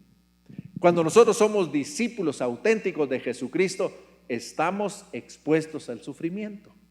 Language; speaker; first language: Spanish; native; Spanish